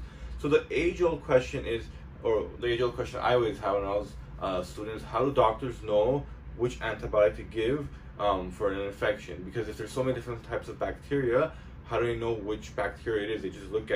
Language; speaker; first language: English; native; English